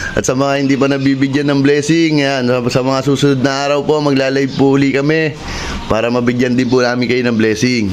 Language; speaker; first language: Filipino; native; Filipino